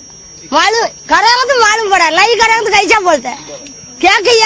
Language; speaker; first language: Hindi; non-native, local second language; Tamil